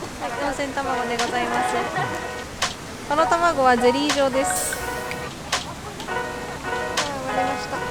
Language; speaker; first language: Japanese; non-native, learner; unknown